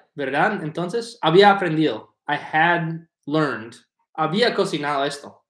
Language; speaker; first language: Spanish; non-native, fluent; English